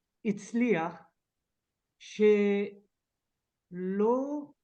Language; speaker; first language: Hebrew; non-native, learner; French